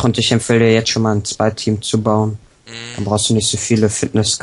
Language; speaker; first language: German; native; German